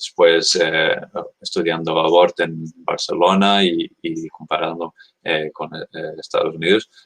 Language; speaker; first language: Spanish; non-native, fluent; English